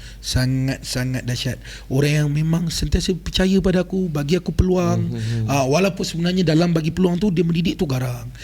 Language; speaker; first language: Malay; native; Malay